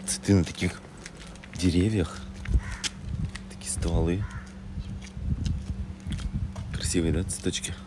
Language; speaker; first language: Russian; native; Russian